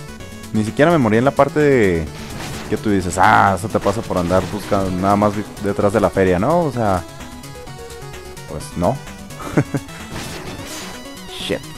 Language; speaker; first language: Spanish; native; Spanish